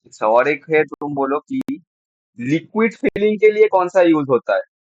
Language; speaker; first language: Hindi; non-native, local second language; Bangla